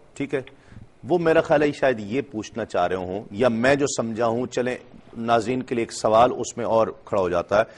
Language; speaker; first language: Urdu; native; Urdu